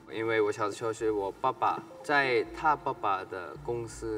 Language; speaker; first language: Chinese; non-native, learner; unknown